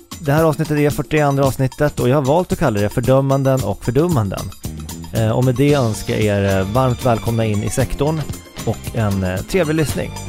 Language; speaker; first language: Swedish; native; Swedish